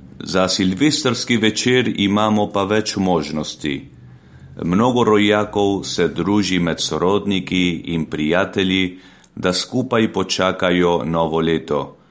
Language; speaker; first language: Slovenian; early bilingual, heritage; Slovenian